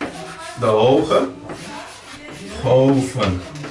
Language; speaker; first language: Dutch; non-native, learner; Portuguese